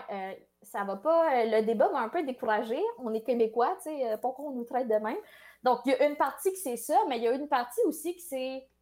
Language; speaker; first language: French; early bilingual, other home language; Tamil